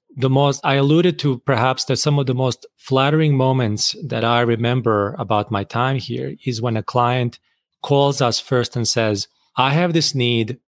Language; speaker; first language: English; non-native, fluent; Bosnian